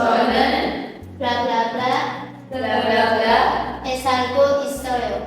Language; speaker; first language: Korean; non-native, learner; Indonesian